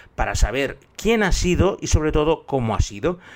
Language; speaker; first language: Spanish; native; Spanish